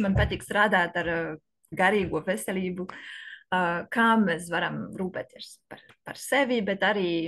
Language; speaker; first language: Latvian; non-native, learner; French